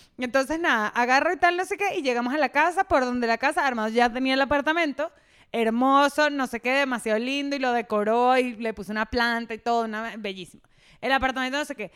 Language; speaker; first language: Spanish; native; Spanish